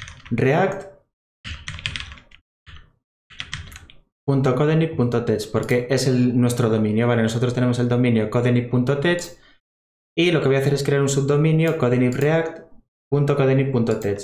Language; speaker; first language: Spanish; native; Spanish